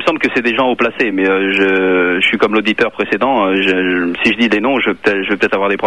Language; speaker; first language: French; native; French